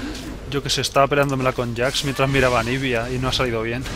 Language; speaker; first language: Spanish; native; Spanish